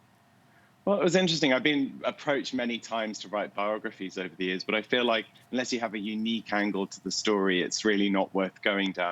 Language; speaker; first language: English; native; English